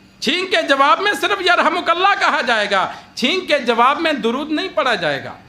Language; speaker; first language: Urdu; non-native, local second language; Punjabi